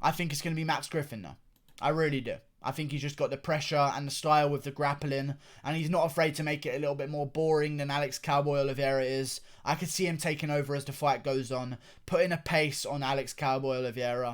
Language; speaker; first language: English; native; English